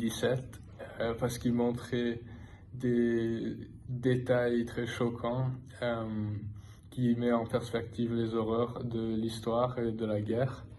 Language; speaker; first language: French; non-native, fluent; English